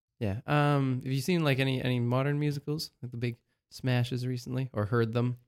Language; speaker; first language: English; native; English